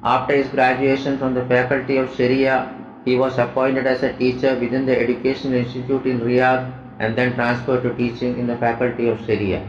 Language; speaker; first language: English; non-native, local second language; Malayalam